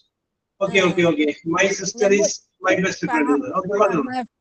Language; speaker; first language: English; non-native, fluent; Malayalam